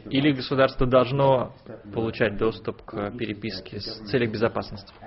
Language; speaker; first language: Russian; native; Russian